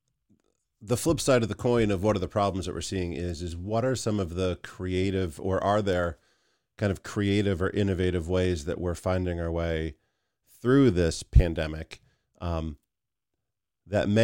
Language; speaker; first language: English; native; English